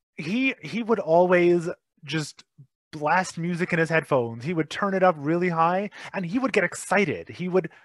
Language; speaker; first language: English; native; English